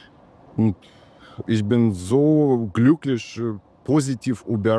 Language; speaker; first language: German; non-native, learner; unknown